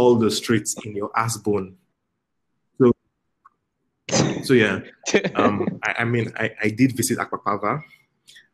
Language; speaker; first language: English; native; English